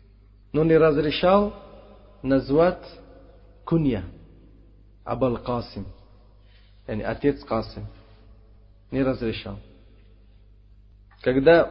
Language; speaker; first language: Russian; non-native, fluent; Uzbek